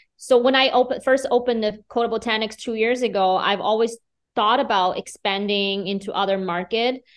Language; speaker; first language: English; non-native, fluent; Chinese